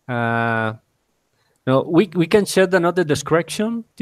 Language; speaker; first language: English; non-native, learner; Spanish